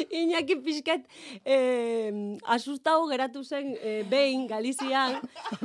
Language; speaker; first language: Basque; non-native, learner; Galician